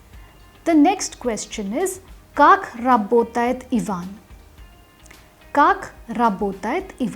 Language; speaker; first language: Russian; non-native, fluent; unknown